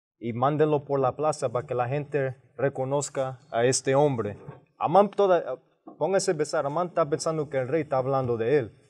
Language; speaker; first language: Spanish; early bilingual, heritage; Spanish